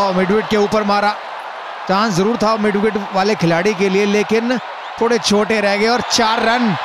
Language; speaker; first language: Hindi; native; Hindi